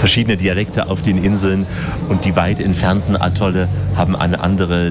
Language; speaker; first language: German; native; German